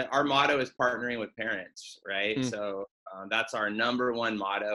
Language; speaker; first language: English; native; English